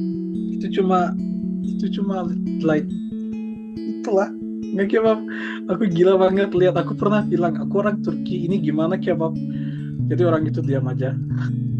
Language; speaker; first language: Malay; non-native, fluent; Turkish